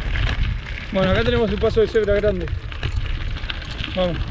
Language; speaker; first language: Spanish; native; Spanish